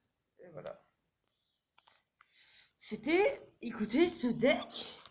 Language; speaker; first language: French; native; French